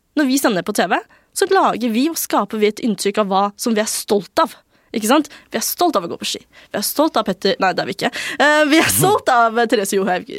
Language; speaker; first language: Norwegian; early bilingual, other home language; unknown